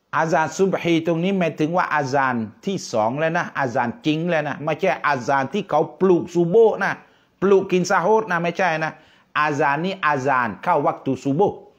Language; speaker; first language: Thai; non-native, local second language; Pattani Malay